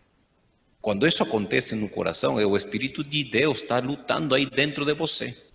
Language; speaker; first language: Portuguese; non-native, fluent; Spanish